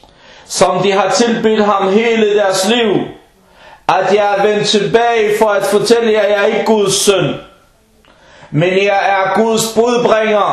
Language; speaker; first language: Danish; non-native, fluent; Arabic